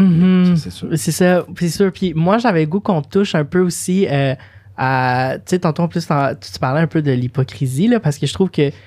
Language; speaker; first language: French; native; French